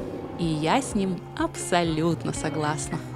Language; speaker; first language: Russian; native; Russian